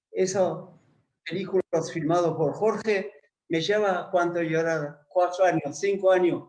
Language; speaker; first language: Spanish; non-native, fluent; Persian